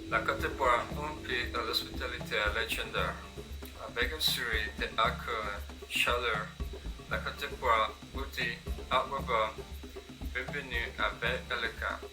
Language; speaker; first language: French; non-native, learner; Spanish